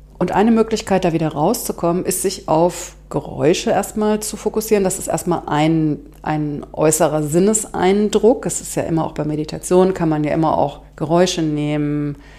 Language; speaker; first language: German; native; German